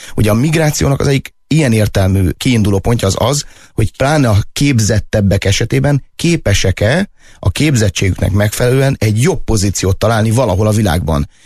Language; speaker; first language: Hungarian; native; Hungarian